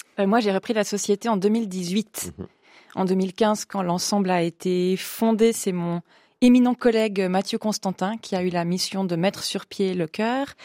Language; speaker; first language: French; native; French